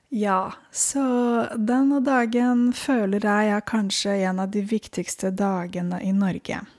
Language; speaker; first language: Norwegian; non-native, fluent; Romanian